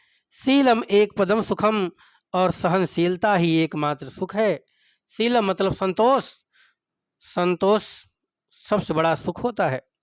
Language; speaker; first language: Hindi; native; Hindi